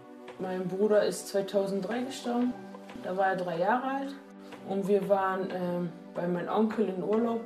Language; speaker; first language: German; native; German